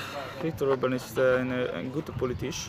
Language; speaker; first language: German; non-native, learner; Hungarian